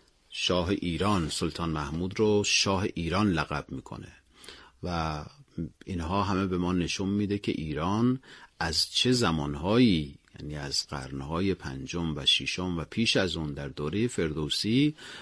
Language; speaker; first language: Persian; native; Persian